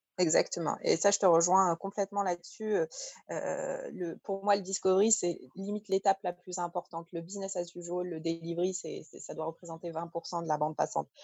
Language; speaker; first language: French; early bilingual, other home language; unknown